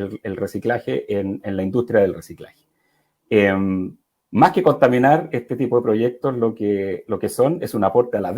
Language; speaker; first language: Spanish; native; Spanish